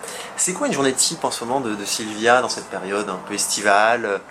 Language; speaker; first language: French; native; French